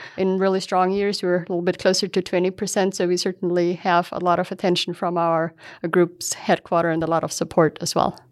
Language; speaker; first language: English; non-native, fluent; German